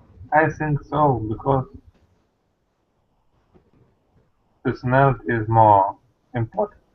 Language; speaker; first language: English; non-native, learner; Russian